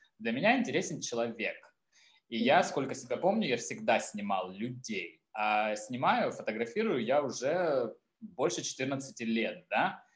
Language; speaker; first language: Russian; native; Russian